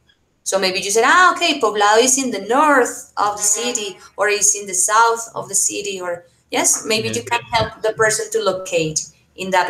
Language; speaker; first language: English; non-native, fluent; Spanish